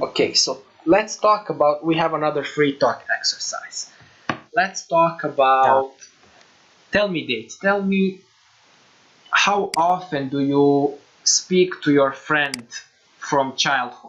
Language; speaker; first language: English; non-native, fluent; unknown